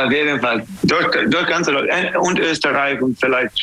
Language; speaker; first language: German; non-native, fluent; English